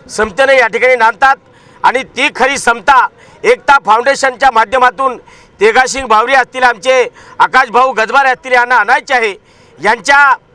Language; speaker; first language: Marathi; native; Marathi